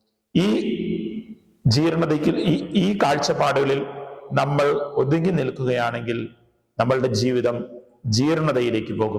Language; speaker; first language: Malayalam; native; Malayalam